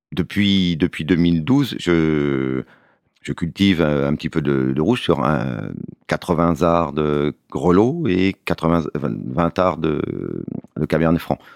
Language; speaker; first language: French; native; French